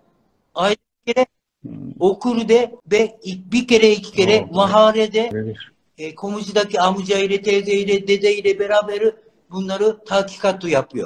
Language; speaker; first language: Turkish; non-native, learner; Japanese